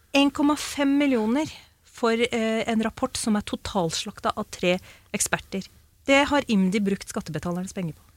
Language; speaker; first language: Norwegian; early bilingual, other home language; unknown